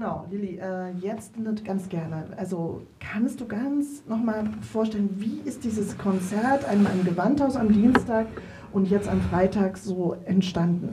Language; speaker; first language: German; native; German